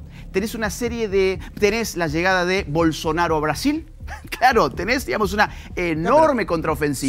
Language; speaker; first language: Spanish; native; Spanish